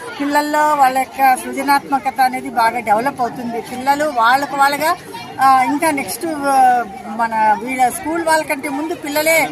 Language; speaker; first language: Telugu; native; Telugu